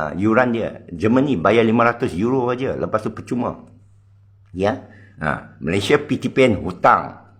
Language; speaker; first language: Malay; non-native, local second language; Chinese